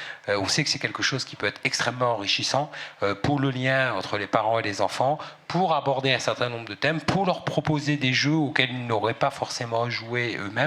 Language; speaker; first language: French; native; French